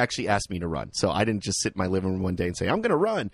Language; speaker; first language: English; native; English